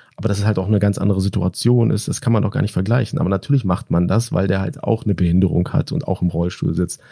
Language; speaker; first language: German; early bilingual, other home language; Turkish